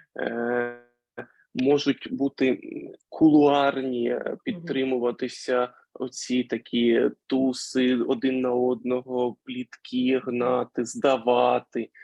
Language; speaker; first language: Ukrainian; native; Ukrainian